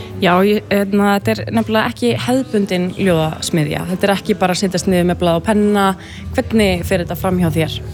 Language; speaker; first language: Icelandic; native; Icelandic